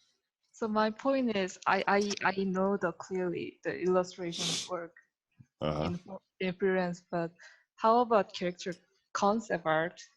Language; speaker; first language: English; non-native, learner; Korean